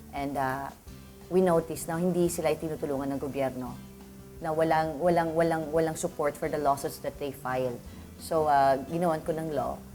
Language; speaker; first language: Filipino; native; Filipino